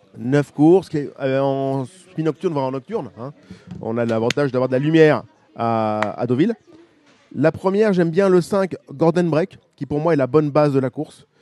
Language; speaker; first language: French; native; French